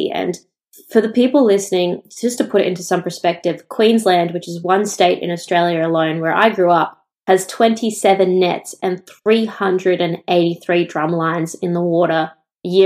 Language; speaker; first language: English; native; English